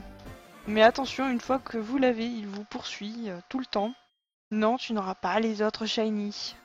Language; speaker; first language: French; native; French